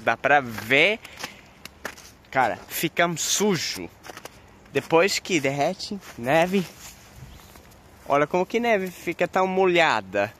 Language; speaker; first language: Portuguese; non-native, fluent; Swedish